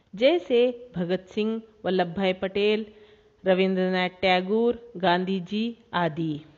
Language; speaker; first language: Hindi; non-native, local second language; Kannada